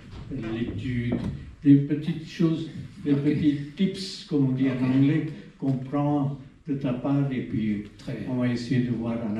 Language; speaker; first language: French; non-native, fluent; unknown